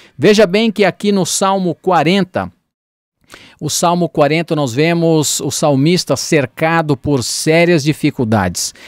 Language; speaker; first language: Portuguese; native; Portuguese